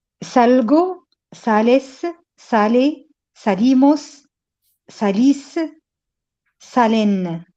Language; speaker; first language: Spanish; non-native, learner; Arabic